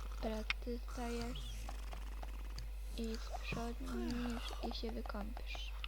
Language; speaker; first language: Polish; native; Polish